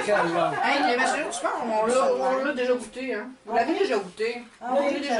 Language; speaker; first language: French; native; French